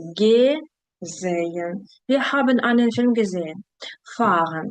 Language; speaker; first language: German; non-native, fluent; Ukrainian